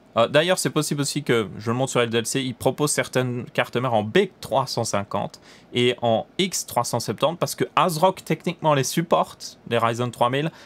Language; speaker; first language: French; native; French